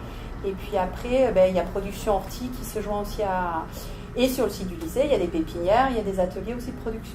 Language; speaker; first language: French; native; French